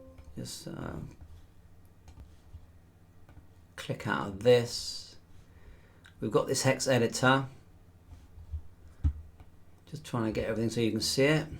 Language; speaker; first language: English; native; English